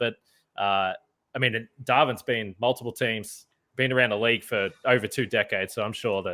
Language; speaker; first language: English; native; English